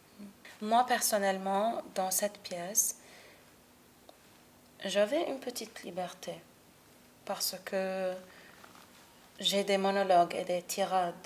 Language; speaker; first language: French; non-native, local second language; Arabic